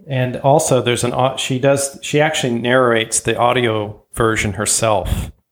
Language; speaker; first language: English; early bilingual, other home language; German